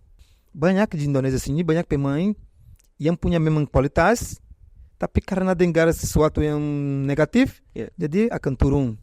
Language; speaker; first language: Indonesian; non-native, fluent; Portuguese